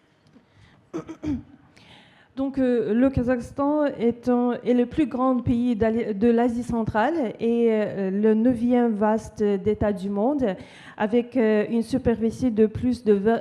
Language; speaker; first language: French; non-native, fluent; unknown